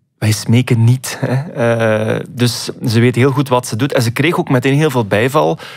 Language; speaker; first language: Dutch; native; Dutch